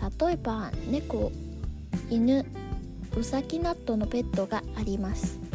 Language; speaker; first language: Japanese; non-native, learner; Chinese